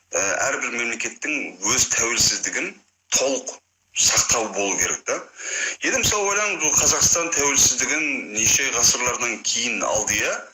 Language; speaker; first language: Kazakh; non-native, fluent; Turkish